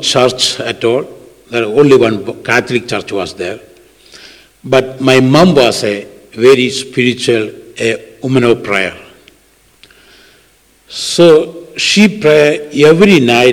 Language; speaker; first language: English; non-native, local second language; Malayalam